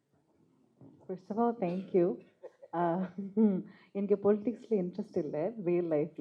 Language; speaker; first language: Tamil; early bilingual, heritage; Tamil